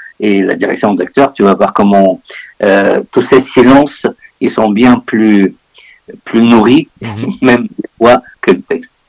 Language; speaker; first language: French; non-native, fluent; Bulgarian